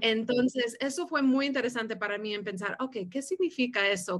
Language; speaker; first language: Spanish; early bilingual, heritage; Spanish